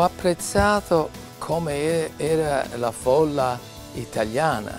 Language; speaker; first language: Italian; non-native, learner; English